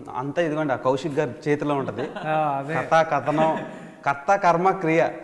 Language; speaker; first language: Telugu; native; Telugu